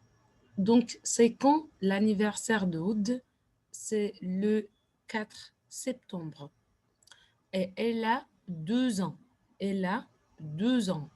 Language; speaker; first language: French; non-native, fluent; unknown